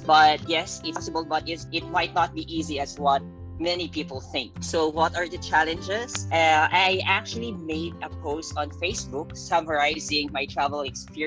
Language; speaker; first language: English; non-native, local second language; Filipino